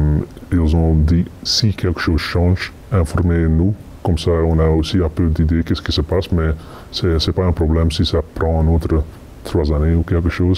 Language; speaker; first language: French; non-native, fluent; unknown